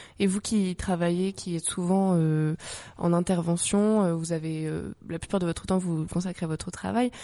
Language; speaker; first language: French; native; French